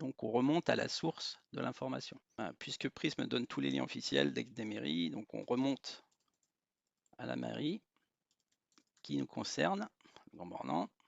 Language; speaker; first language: French; native; French